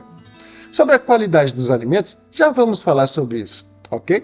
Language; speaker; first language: Portuguese; native; Portuguese